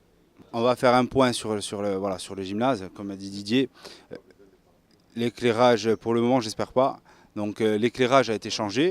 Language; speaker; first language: French; native; French